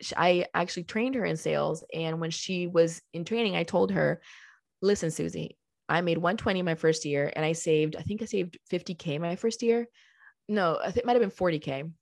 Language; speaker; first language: English; early bilingual, other home language; Spanish